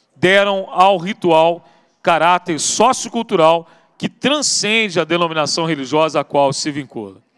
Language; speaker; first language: Portuguese; native; Portuguese